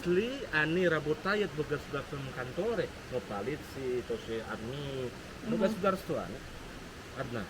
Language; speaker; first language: Russian; non-native, learner; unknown